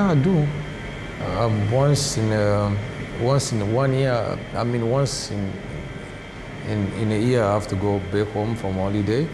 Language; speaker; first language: English; non-native, fluent; Rundi